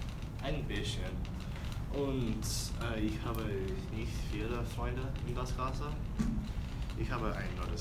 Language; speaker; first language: German; non-native, learner; English